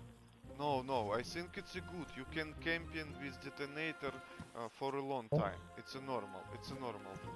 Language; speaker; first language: English; non-native, learner; Russian